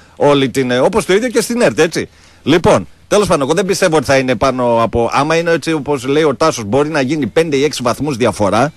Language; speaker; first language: Greek; native; Greek